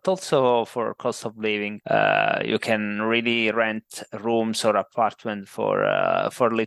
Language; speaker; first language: English; non-native, fluent; Italian